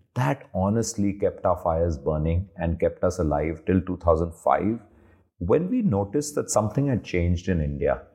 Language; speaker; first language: English; non-native, local second language; Hindi